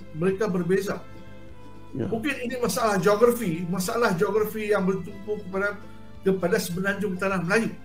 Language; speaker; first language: Malay; native; Malay